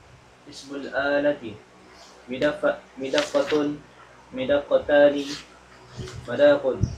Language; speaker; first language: Arabic; non-native, learner; Malay